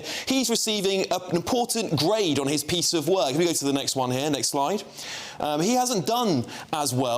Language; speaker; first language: English; native; English